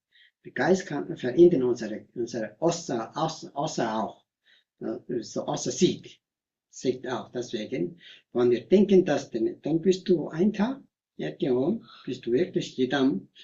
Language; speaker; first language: German; non-native, learner; Tibetan